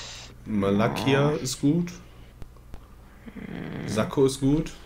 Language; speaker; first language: German; native; German